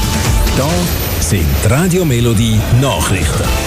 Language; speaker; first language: German; native; German